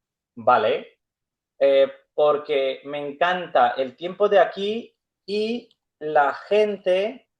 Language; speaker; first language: Spanish; non-native, fluent; Urdu